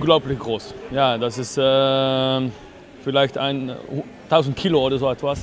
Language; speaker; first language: German; non-native, fluent; Dutch